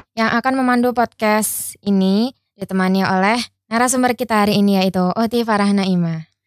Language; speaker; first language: Indonesian; native; Indonesian